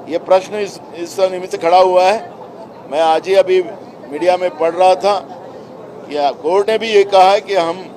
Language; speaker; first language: Hindi; non-native, local second language; Marathi